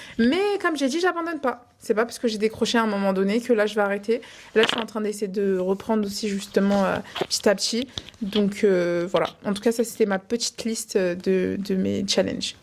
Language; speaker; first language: French; native; French